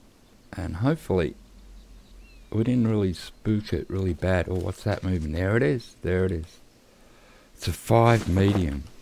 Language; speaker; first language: English; native; English